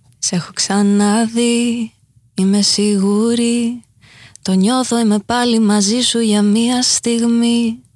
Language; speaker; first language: Greek; early bilingual, heritage; Greek